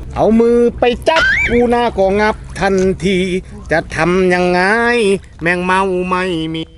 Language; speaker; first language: Thai; native; Thai